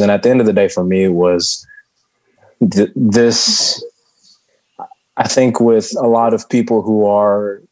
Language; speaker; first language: English; early bilingual, other home language; Shona